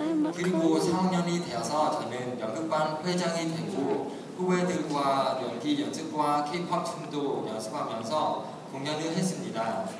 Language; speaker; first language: Korean; non-native, learner; Khmer